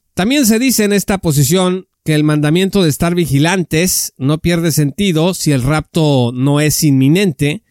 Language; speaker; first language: Spanish; native; Spanish